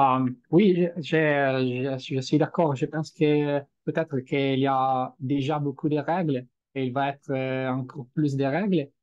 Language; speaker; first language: French; non-native, fluent; Italian